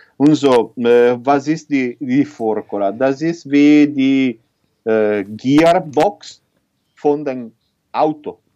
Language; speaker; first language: German; non-native, learner; Italian